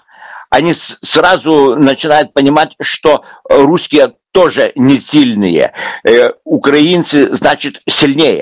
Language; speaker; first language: Russian; non-native, local second language; Lithuanian